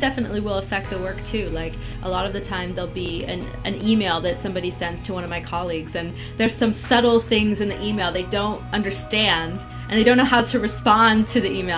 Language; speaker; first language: English; native; English